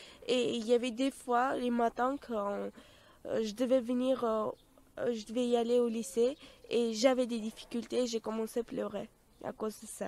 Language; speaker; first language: French; non-native, fluent; Armenian